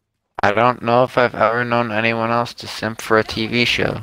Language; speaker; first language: English; native; English